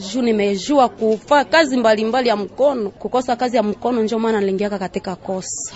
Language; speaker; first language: Swahili; non-native, local second language; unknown